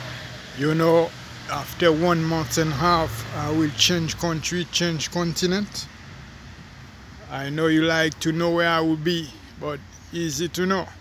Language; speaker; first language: English; non-native, fluent; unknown